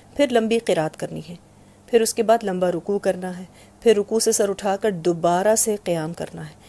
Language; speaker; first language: Urdu; native; Urdu